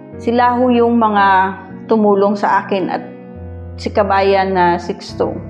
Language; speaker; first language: Filipino; non-native, local second language; Hiligaynon